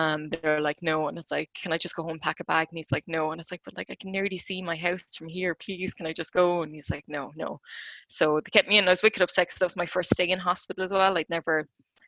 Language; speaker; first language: English; native; English